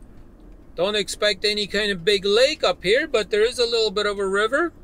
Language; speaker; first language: English; native; English